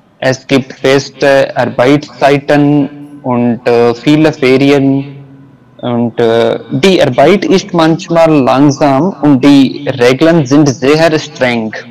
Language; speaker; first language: German; non-native, learner; Hindi